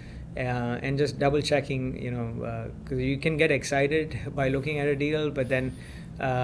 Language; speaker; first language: English; non-native, local second language; Gujarati